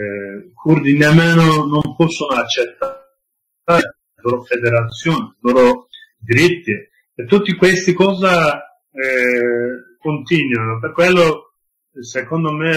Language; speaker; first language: Italian; non-native, learner; Kurdish